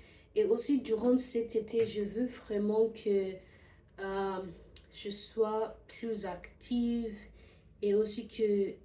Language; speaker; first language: French; non-native, learner; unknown